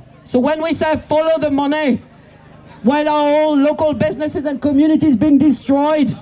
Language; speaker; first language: English; non-native, fluent; French